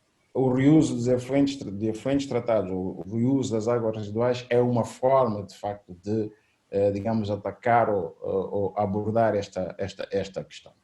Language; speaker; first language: Portuguese; native; Portuguese